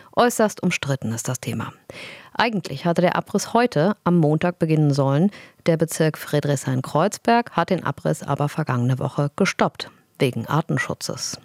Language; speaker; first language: German; native; German